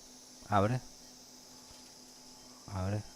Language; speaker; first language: Spanish; native; Spanish